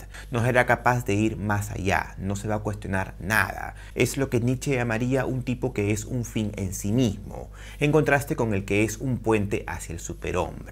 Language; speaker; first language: Spanish; native; Spanish